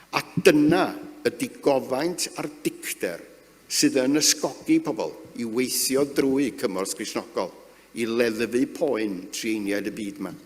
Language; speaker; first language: Welsh; native; Welsh